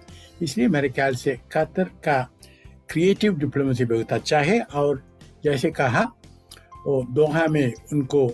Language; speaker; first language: Hindi; non-native, fluent; Malayalam